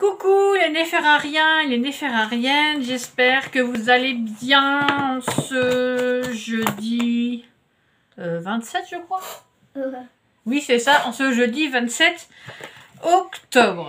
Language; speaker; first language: French; native; French